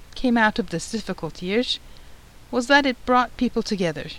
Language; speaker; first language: English; non-native, fluent; Turkish